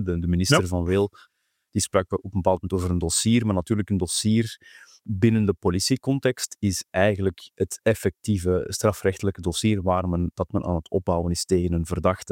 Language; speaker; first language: Dutch; native; Dutch